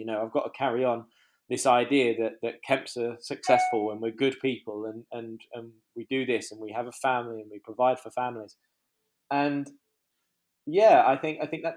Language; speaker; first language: English; native; English